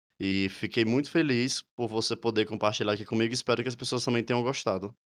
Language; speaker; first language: Portuguese; native; Portuguese